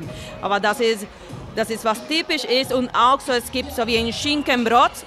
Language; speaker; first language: German; non-native, fluent; Spanish